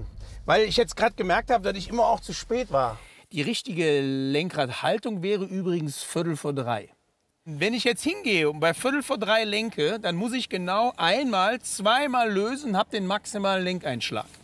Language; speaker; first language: German; native; German